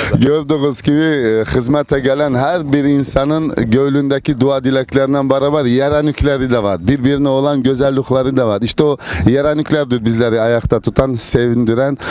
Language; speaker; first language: Turkish; early bilingual, heritage; Turkish